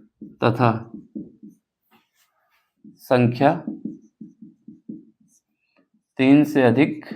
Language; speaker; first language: Hindi; native; Hindi